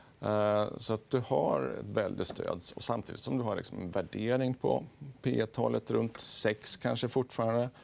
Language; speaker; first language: Swedish; native; Swedish